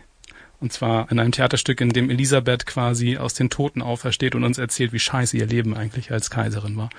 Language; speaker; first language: German; native; German